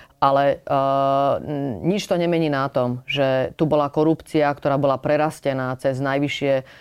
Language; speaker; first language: Slovak; native; Slovak